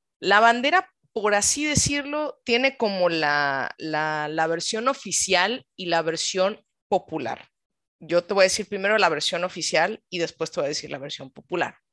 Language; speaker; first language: Spanish; native; Spanish